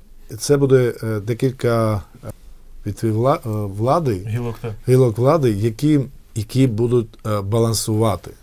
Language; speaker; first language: Ukrainian; non-native, fluent; Georgian